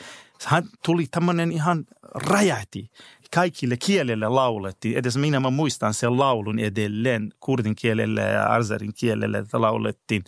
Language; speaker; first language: Finnish; non-native, fluent; Persian